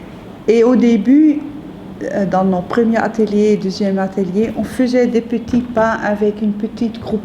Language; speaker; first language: French; non-native, fluent; Dutch